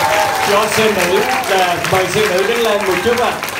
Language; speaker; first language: Vietnamese; native; Vietnamese